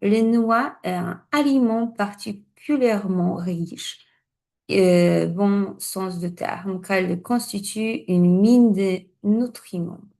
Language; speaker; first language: French; non-native, fluent; Polish